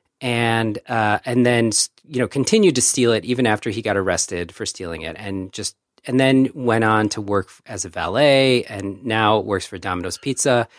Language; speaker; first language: English; native; English